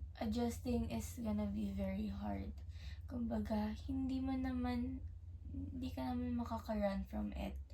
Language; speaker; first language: English; native; English